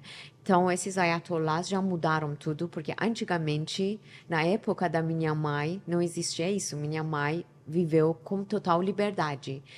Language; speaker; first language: Portuguese; non-native, learner; Persian